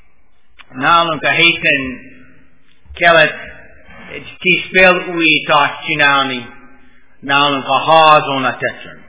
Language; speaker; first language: Hungarian; non-native, fluent; English